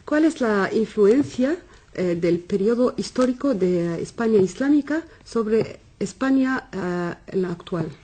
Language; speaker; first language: Spanish; non-native, fluent; Arabic